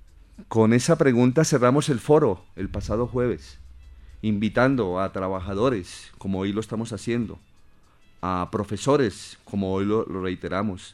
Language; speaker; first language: Spanish; native; Spanish